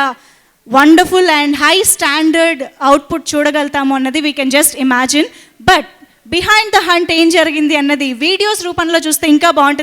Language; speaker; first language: Telugu; native; Telugu